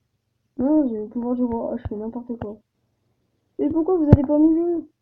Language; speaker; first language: French; native; French